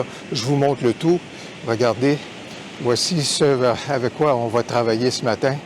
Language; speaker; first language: French; native; French